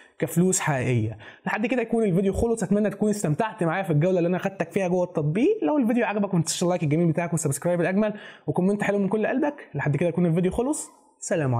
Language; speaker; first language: Arabic; native; Arabic